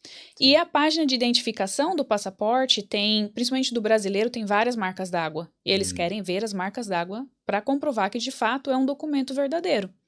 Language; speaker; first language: Portuguese; native; Portuguese